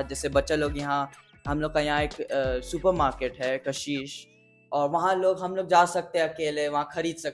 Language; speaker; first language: Hindi; early bilingual, heritage; English